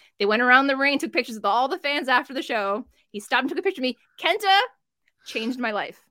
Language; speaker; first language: English; native; English